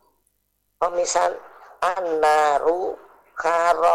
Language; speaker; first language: Arabic; non-native, learner; Indonesian